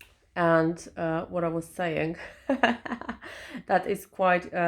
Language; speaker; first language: English; non-native, fluent; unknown